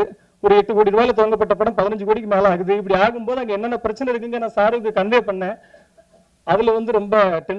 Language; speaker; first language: Tamil; native; Tamil